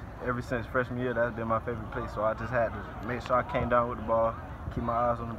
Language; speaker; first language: English; native; English